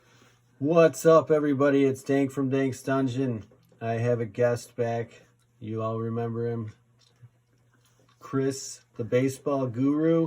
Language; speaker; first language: English; native; English